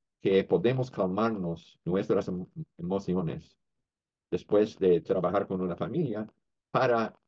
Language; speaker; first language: Spanish; non-native, fluent; English